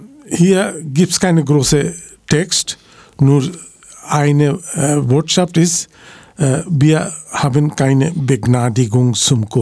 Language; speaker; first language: German; non-native, learner; Bangla